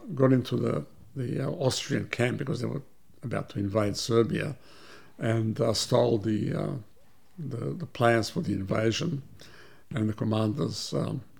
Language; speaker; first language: English; early bilingual, other home language; Serbian